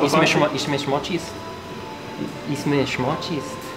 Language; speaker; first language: Portuguese; non-native, learner; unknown